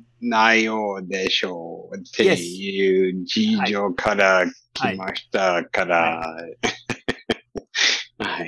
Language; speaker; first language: Japanese; non-native, learner; English